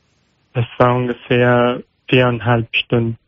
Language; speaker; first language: German; non-native, learner; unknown